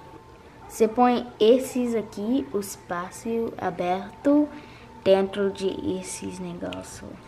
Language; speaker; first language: Portuguese; early bilingual, heritage; Portuguese